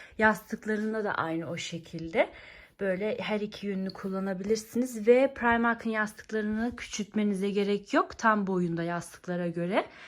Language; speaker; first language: Turkish; early bilingual, heritage; Turkish